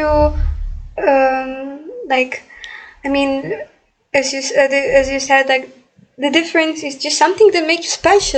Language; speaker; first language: English; non-native, fluent; Ukrainian